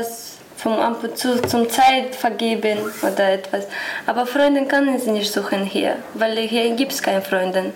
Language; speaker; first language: German; non-native, learner; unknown